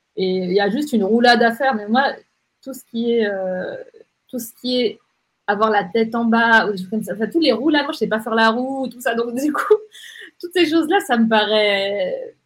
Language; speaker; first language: French; native; French